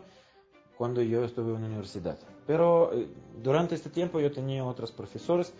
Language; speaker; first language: Spanish; non-native, fluent; Russian